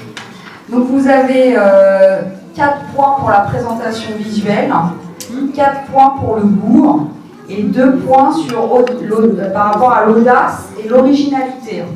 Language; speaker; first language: French; native; French